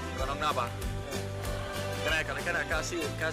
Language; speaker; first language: Vietnamese; non-native, learner; English